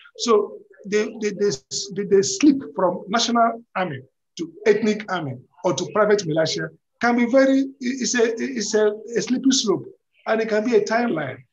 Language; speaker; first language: English; non-native, local second language; Igbo